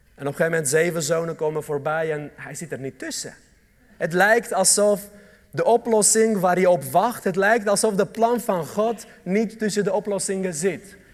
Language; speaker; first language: Dutch; early bilingual, other home language; Armenian